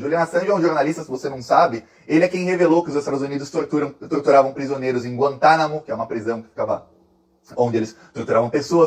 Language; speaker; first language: Portuguese; native; Portuguese